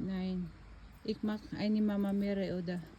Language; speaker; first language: German; non-native, learner; Filipino